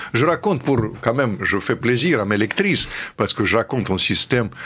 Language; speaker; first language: French; non-native, fluent; Russian